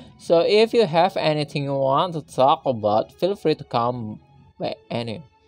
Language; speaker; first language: English; non-native, fluent; Indonesian